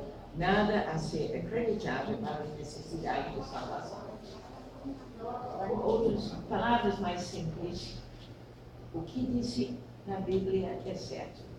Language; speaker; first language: Portuguese; non-native, fluent; English